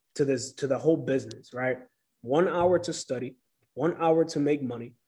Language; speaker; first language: English; early bilingual, other home language; Spanish